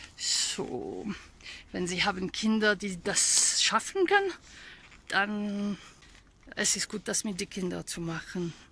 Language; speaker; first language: German; non-native, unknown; Hungarian